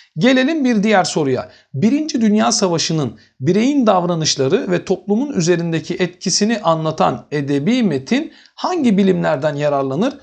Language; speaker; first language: Turkish; native; Turkish